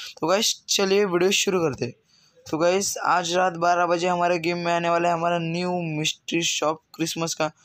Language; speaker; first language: Hindi; native; Hindi